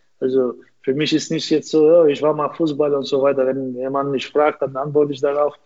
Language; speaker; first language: German; non-native, fluent; Albanian